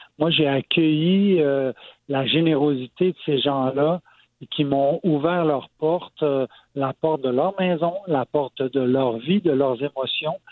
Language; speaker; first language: French; native; French